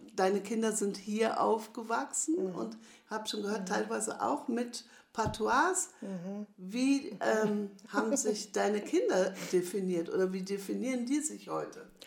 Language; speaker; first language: German; native; German